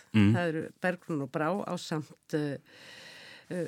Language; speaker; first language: Icelandic; native; Icelandic